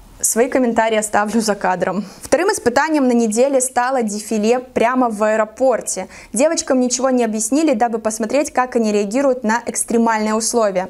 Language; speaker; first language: Russian; native; Russian